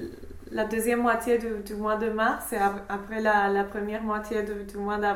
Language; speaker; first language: French; non-native, fluent; English